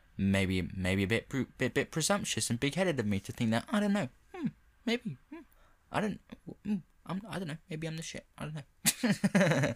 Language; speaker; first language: English; native; English